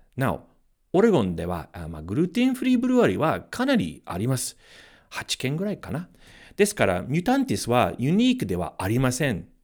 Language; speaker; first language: Japanese; non-native, fluent; English